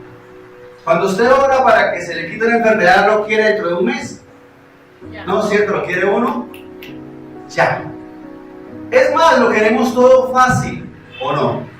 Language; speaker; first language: Spanish; native; Spanish